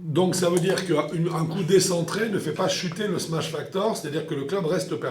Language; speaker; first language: French; native; French